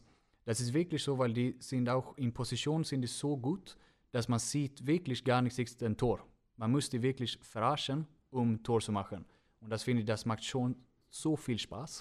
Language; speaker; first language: German; non-native, fluent; Swedish